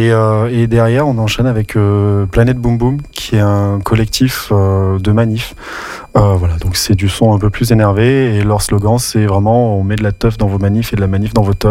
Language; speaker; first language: French; native; French